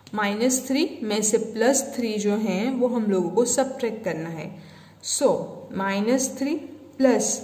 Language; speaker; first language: Hindi; non-native, local second language; Gujarati